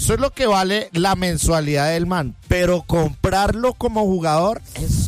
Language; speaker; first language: Spanish; native; Spanish